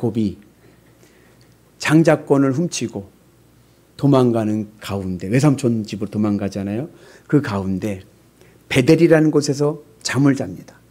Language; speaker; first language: Korean; native; Korean